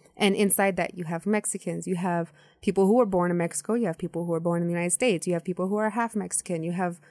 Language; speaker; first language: English; native; English